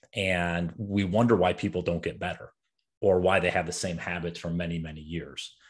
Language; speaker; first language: English; native; English